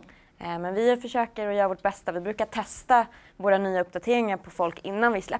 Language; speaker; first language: Swedish; native; Swedish